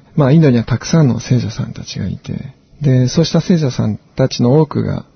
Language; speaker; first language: Japanese; native; Japanese